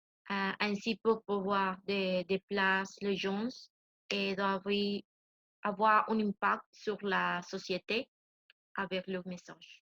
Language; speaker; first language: French; non-native, learner; Spanish